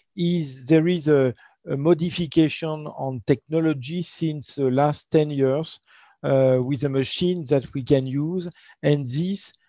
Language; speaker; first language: English; non-native, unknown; French